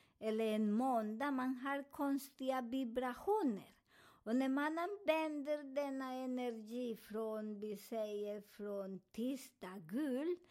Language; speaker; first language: Swedish; non-native, learner; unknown